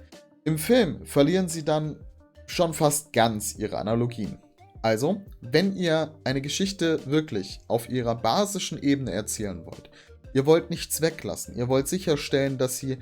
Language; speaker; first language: German; native; German